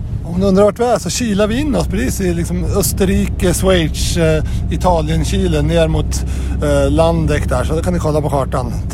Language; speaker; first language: Swedish; native; Swedish